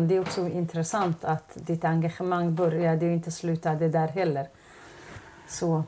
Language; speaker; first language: Swedish; non-native, fluent; Kurdish